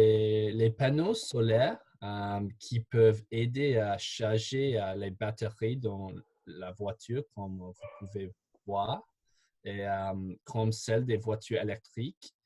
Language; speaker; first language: French; non-native, fluent; English